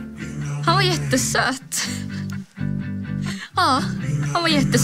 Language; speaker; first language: Swedish; early bilingual, other home language; Azerbaijani